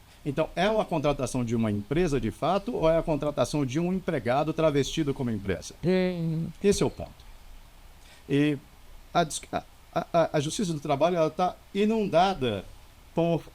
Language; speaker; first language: Portuguese; native; Portuguese